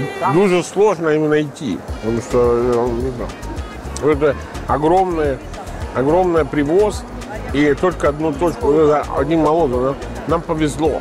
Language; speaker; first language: Ukrainian; non-native, learner; Italian